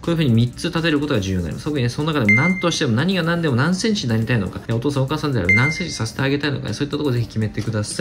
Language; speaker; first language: Japanese; native; Japanese